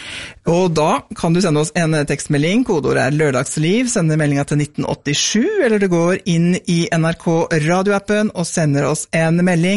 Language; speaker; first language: Norwegian; native; Norwegian